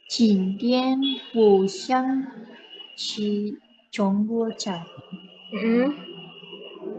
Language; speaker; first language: Chinese; non-native, learner; Indonesian